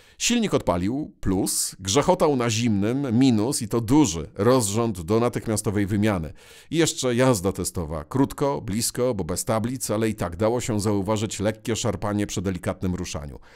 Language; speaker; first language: Polish; native; Polish